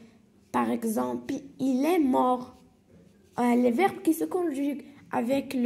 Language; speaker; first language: French; non-native, local second language; Arabic